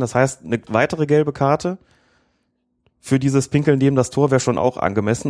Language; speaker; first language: German; native; German